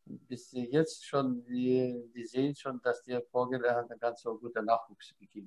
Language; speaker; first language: German; non-native, fluent; Russian